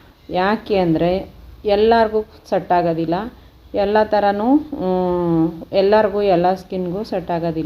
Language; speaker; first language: Kannada; native; Kannada